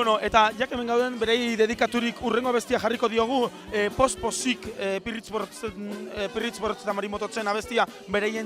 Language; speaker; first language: Basque; native; Basque